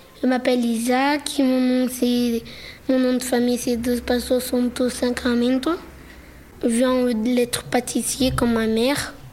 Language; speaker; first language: French; early bilingual, other home language; Portuguese